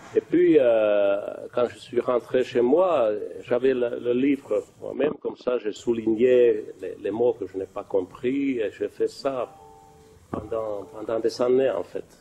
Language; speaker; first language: French; non-native, fluent; Finnish